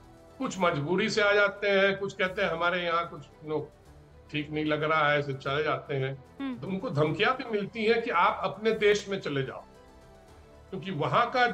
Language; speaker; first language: Hindi; native; Hindi